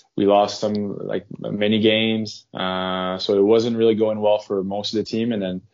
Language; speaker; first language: English; non-native, fluent; French